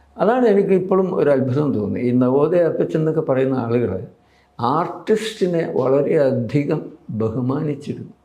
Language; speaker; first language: Malayalam; native; Malayalam